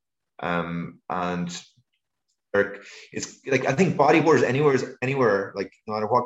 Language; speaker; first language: English; native; English